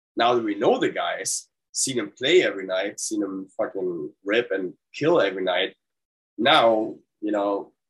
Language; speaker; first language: English; non-native, fluent; German